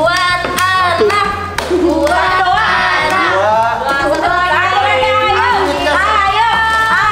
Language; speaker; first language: Indonesian; native; Indonesian